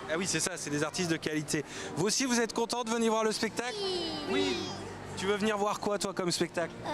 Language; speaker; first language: French; native; French